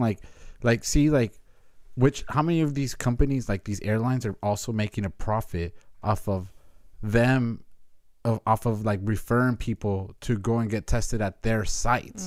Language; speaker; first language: English; early bilingual, other home language; Spanish